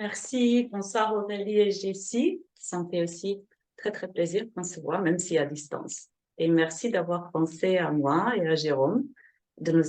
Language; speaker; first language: French; non-native, fluent; Slovenian